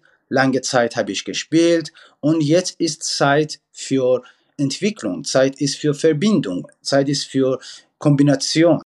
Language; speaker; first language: German; non-native, fluent; Persian